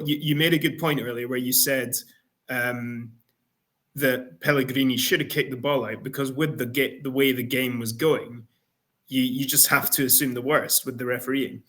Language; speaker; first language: English; native; English